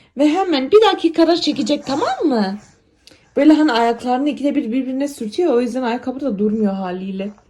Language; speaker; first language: Turkish; early bilingual, heritage; Turkish